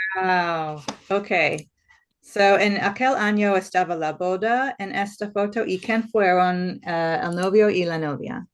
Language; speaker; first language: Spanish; non-native, learner; English